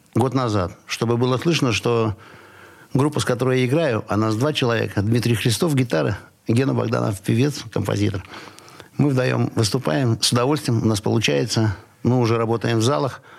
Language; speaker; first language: Russian; native; Russian